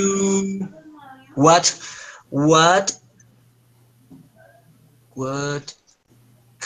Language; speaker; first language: English; non-native, learner; Spanish